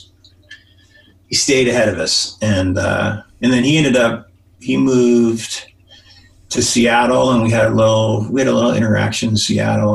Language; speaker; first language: English; native; English